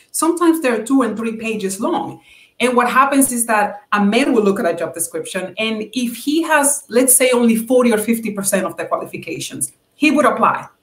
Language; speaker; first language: English; non-native, fluent; Spanish